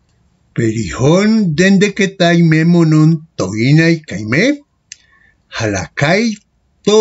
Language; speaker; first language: Greek; non-native, fluent; Spanish